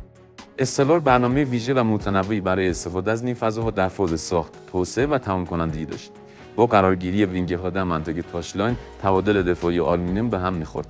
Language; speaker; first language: Persian; native; Persian